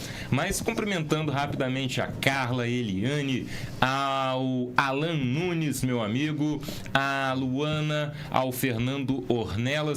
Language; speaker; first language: Portuguese; native; Portuguese